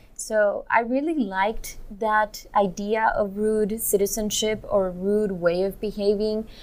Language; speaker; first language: English; non-native, fluent; Spanish